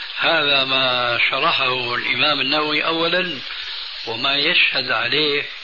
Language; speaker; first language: Arabic; early bilingual, other home language; Albanian